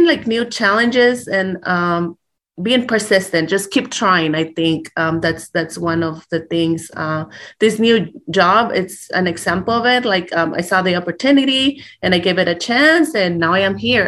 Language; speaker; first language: English; early bilingual, other home language; Spanish